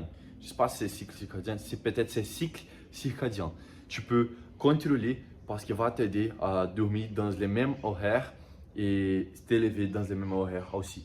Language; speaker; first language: French; non-native, learner; Portuguese